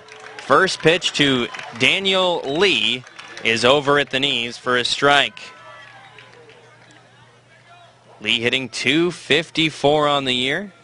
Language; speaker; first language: English; native; English